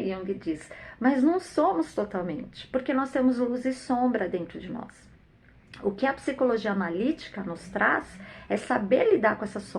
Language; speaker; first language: Portuguese; native; Portuguese